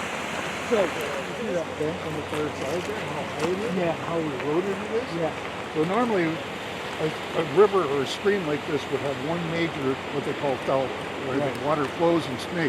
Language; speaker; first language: English; native; English